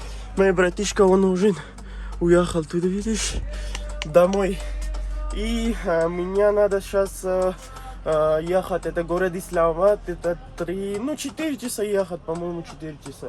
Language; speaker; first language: Russian; non-native, learner; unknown